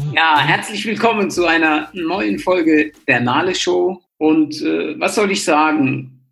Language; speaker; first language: German; native; German